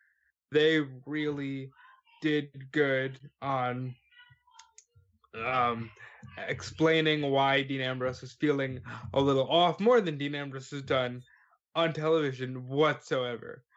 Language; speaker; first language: English; native; English